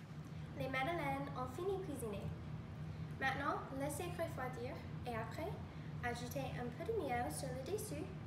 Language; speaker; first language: French; non-native, learner; English